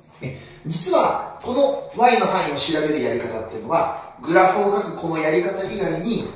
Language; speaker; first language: Japanese; native; Japanese